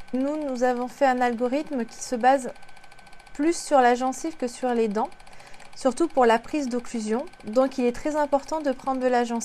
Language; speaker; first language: French; native; French